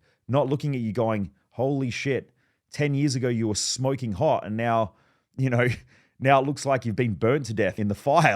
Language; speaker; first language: English; native; English